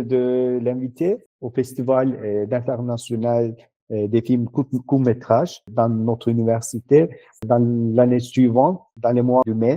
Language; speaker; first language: French; non-native, learner; Turkish